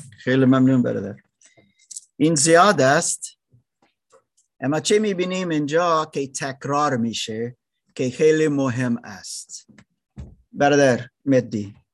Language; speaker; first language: Persian; non-native, learner; German